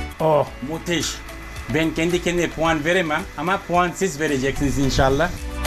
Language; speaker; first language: Turkish; non-native, learner; English